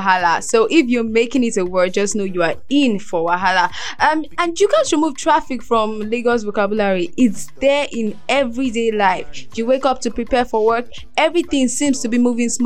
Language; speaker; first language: English; non-native, local second language; Yoruba